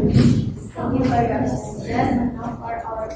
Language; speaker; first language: English; non-native, learner; Indonesian